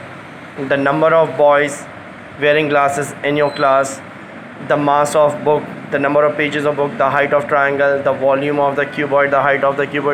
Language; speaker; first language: English; non-native, local second language; Hindi